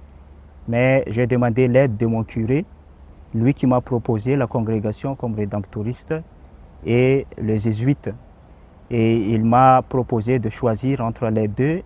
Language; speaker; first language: French; non-native, local second language; Malagasy